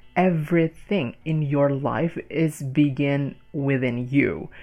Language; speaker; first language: English; non-native, fluent; Indonesian